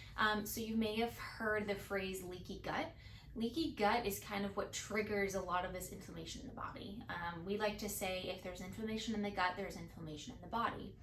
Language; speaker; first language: English; native; English